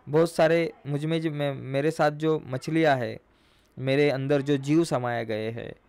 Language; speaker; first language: Hindi; non-native, local second language; Marathi